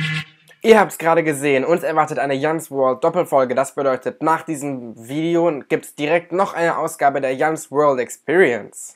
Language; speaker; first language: German; native; German